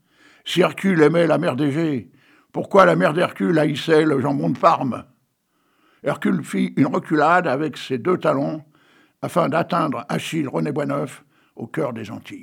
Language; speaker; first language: French; native; French